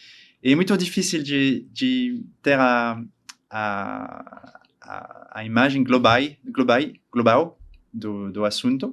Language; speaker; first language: Portuguese; non-native, learner; French